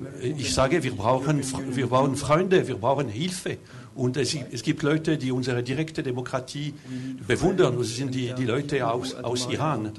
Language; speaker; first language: German; non-native, local second language; French